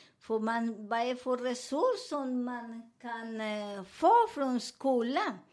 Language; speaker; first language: Swedish; non-native, fluent; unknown